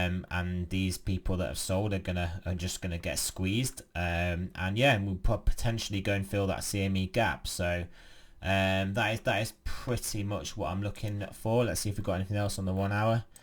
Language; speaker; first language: English; native; English